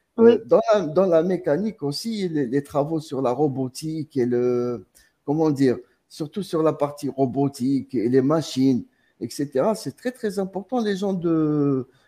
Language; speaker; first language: French; non-native, local second language; Arabic